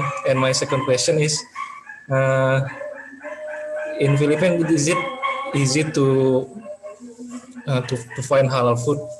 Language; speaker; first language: English; non-native, learner; Indonesian